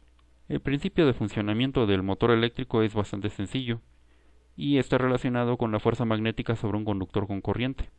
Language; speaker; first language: Spanish; native; Spanish